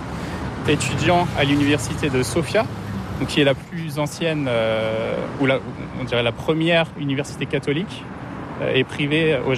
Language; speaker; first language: French; native; French